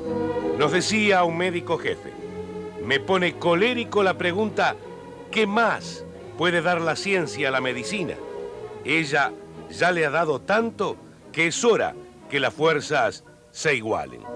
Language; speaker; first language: Spanish; native; Spanish